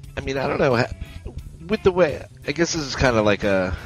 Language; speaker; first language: English; native; English